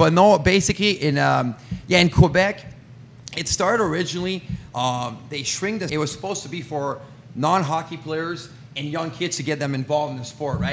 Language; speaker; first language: English; non-native, fluent; French